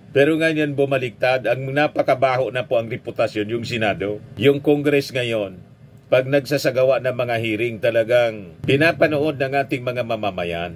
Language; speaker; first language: Filipino; non-native, local second language; Bikol